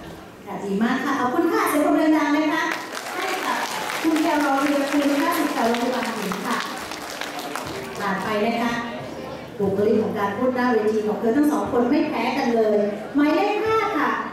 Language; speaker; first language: Thai; native; Thai